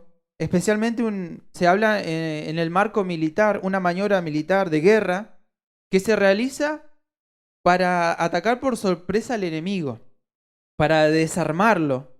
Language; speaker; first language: Spanish; native; Spanish